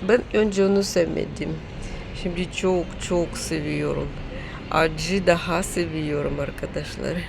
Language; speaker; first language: Turkish; non-native, learner; Russian